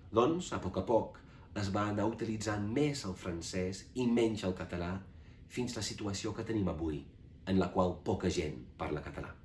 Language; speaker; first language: Catalan; non-native, fluent; English